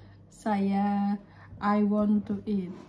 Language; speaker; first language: English; non-native, fluent; Indonesian